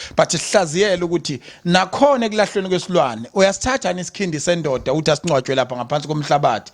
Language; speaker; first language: Zulu; native; Zulu